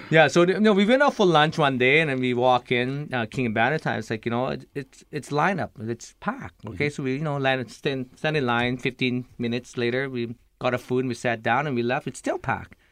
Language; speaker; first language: English; early bilingual, other home language; Lao